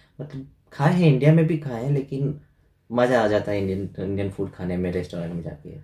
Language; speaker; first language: Hindi; native; Hindi